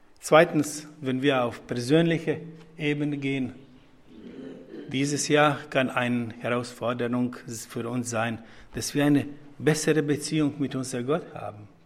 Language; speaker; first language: German; non-native, fluent; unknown